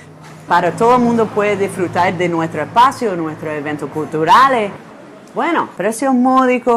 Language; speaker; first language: Spanish; non-native, fluent; English